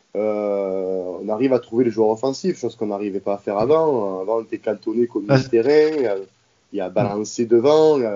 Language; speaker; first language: French; native; French